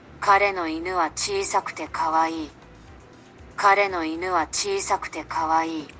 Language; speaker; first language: Japanese; non-native, learner; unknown